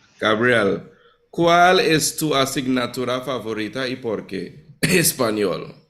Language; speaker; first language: Spanish; non-native, fluent; English